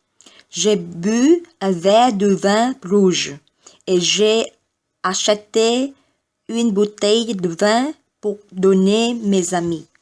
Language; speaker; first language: French; non-native, learner; Vietnamese